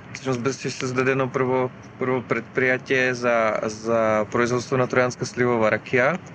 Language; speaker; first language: Bulgarian; non-native, fluent; Czech